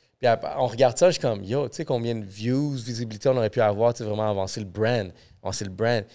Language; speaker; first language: French; non-native, fluent; English